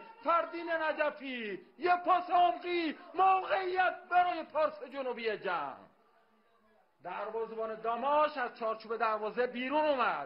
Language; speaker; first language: Persian; native; Persian